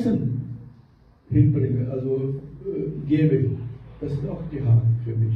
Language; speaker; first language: German; non-native, fluent; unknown